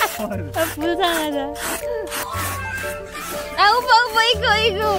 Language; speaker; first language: Korean; non-native, learner; Filipino